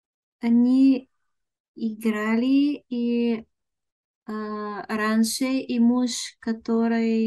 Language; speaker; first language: Russian; non-native, learner; Bulgarian